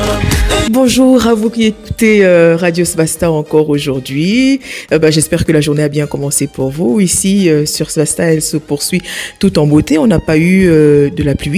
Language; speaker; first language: French; native; French